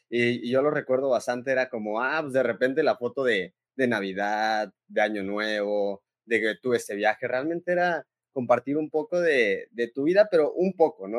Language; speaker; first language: Spanish; native; Spanish